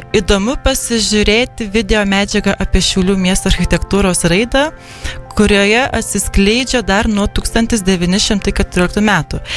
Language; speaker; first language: Lithuanian; native; Lithuanian